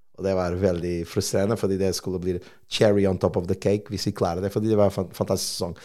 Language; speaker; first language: Norwegian; non-native, fluent; Portuguese